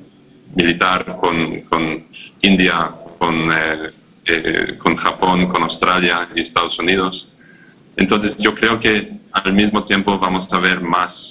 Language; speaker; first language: Spanish; non-native, fluent; English